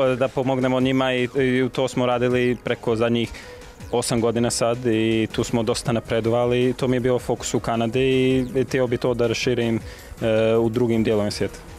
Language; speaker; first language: Serbian; early bilingual, heritage; Serbian